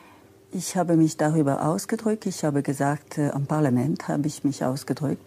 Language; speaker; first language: German; non-native, local second language; French